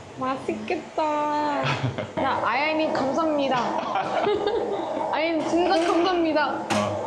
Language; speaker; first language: Korean; non-native, learner; Vietnamese